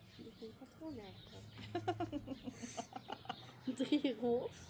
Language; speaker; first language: Dutch; native; Dutch